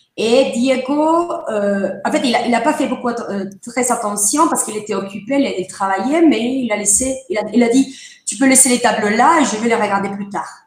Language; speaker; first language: French; non-native, fluent; Spanish